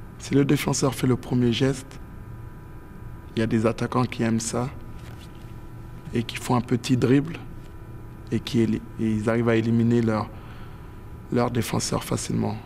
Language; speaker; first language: French; native; French